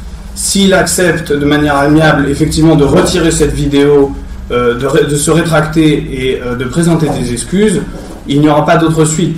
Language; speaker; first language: French; native; French